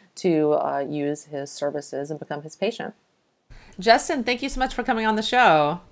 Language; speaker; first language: English; native; English